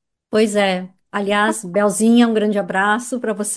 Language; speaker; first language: Portuguese; native; Portuguese